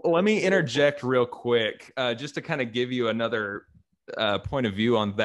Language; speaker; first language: English; native; English